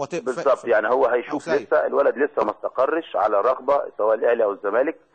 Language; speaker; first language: Arabic; native; Arabic